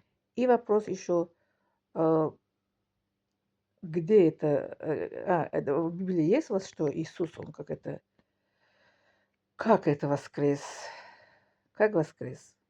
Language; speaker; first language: Russian; non-native, learner; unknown